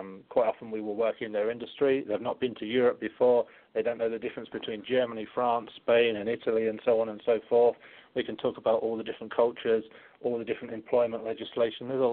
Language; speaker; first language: English; native; English